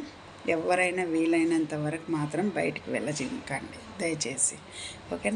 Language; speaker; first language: Telugu; native; Telugu